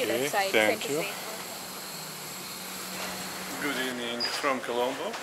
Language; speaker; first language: English; non-native, fluent; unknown